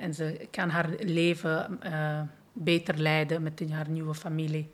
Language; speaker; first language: Dutch; non-native, fluent; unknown